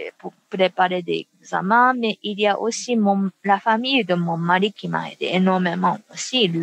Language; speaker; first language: French; non-native, fluent; Japanese